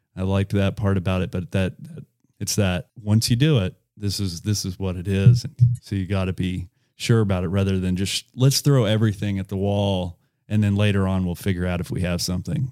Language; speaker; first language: English; native; English